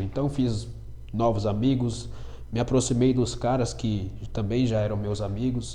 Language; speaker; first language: Portuguese; native; Portuguese